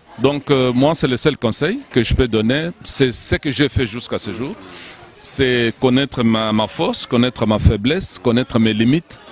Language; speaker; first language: French; non-native, local second language; Lingala